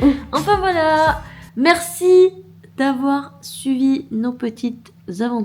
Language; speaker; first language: French; native; French